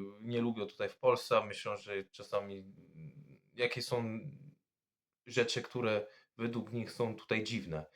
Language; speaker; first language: Polish; non-native, fluent; French